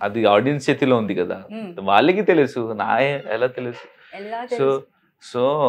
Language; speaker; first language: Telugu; non-native, local second language; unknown